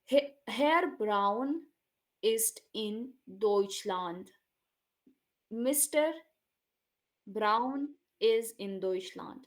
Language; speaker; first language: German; non-native, fluent; Hindi